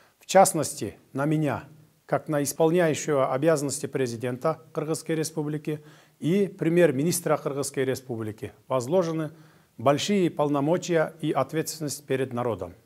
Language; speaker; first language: Russian; non-native, local second language; Kyrgyz